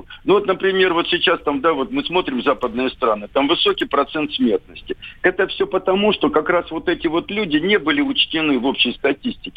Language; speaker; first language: Russian; native; Russian